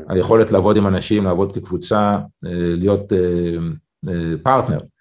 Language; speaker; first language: Hebrew; native; Hebrew